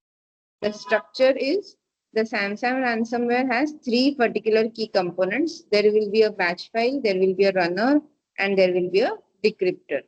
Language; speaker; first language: English; non-native, local second language; Marathi